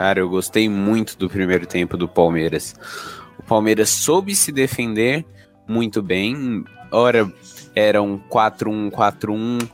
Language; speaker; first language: Portuguese; native; Portuguese